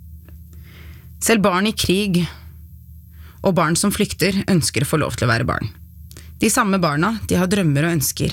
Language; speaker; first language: Norwegian; early bilingual, other home language; Arabic